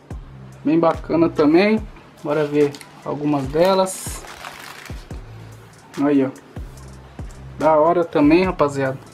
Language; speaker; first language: Portuguese; native; Portuguese